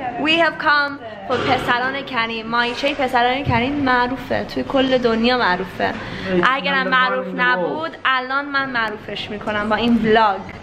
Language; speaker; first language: Persian; early bilingual, heritage; Persian